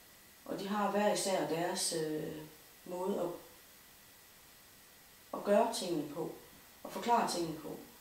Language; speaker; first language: Danish; native; Danish